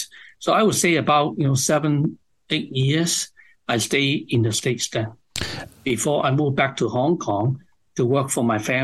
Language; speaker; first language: English; non-native, local second language; Cantonese